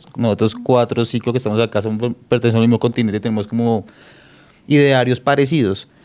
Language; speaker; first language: Spanish; native; Spanish